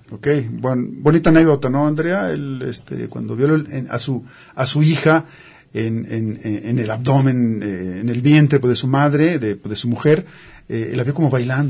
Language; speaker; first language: Spanish; native; Spanish